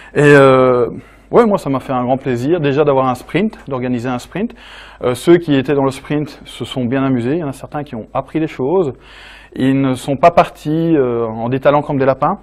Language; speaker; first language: French; native; French